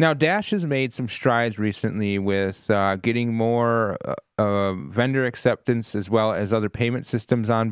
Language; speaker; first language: English; native; English